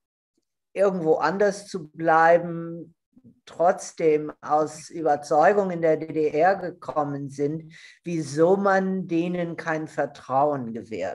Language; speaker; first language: German; non-native, fluent; English